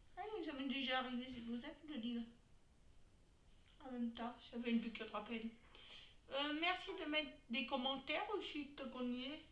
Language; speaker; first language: French; native; French